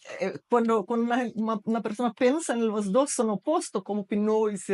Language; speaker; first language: Spanish; non-native, fluent; Portuguese